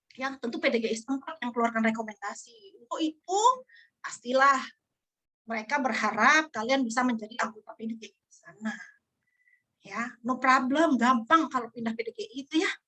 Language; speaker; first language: Indonesian; native; Indonesian